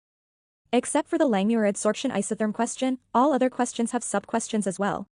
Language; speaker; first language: English; non-native, local second language; Malayalam